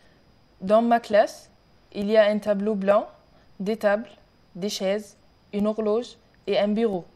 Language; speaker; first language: French; non-native, learner; Arabic